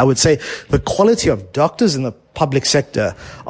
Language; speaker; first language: English; native; English